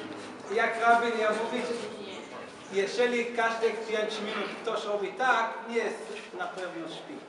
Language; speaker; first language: Polish; non-native, learner; Hebrew